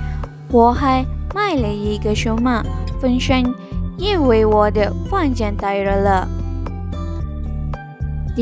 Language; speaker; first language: Chinese; non-native, learner; Malay